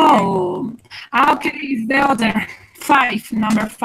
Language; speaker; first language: English; non-native, learner; Spanish